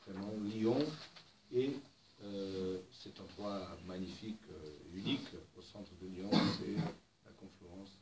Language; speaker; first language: French; non-native, fluent; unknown